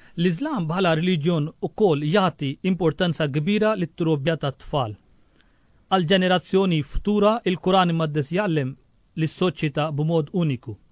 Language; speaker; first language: Maltese; non-native, fluent; Urdu